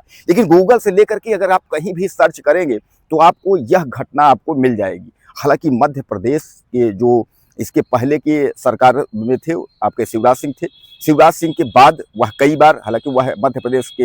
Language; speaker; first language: Hindi; native; Hindi